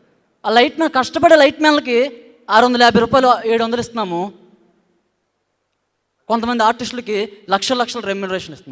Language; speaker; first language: Telugu; native; Telugu